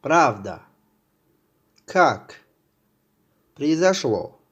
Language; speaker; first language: Russian; non-native, fluent; Tajik